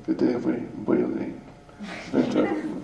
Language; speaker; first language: Russian; non-native, learner; English